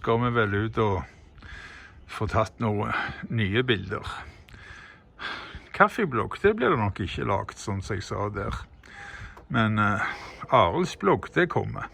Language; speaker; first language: Norwegian; native; Norwegian